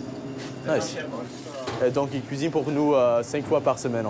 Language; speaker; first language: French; non-native, learner; English